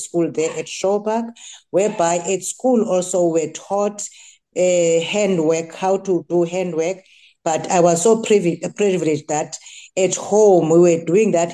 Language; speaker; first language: English; non-native, local second language; Xhosa